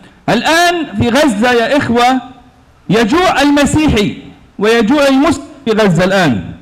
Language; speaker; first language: Arabic; native; Arabic